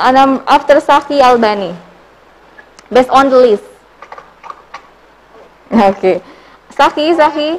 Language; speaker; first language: English; non-native, learner; Indonesian